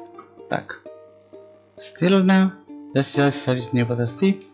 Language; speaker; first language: Russian; non-native, learner; Spanish